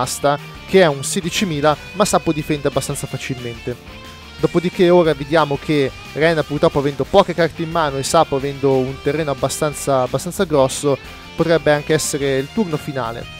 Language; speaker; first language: Italian; native; Italian